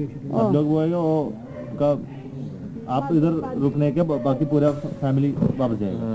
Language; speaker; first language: Hindi; non-native, local second language; Malayalam